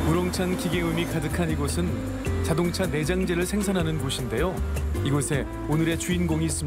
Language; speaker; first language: Korean; native; Korean